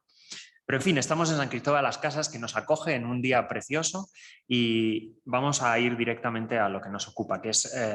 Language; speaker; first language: Spanish; native; Spanish